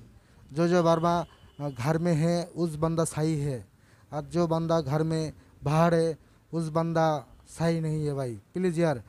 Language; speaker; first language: Hindi; non-native, learner; Bangla